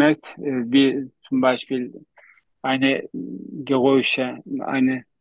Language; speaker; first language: German; non-native, learner; Turkish